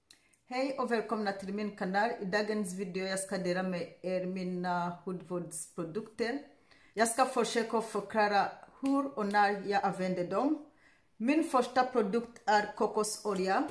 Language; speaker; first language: Swedish; non-native, learner; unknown